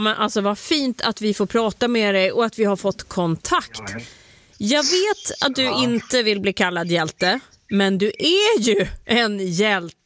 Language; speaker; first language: Swedish; native; Swedish